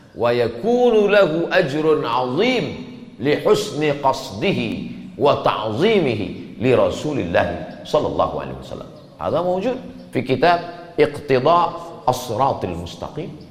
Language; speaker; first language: Arabic; non-native, fluent; Indonesian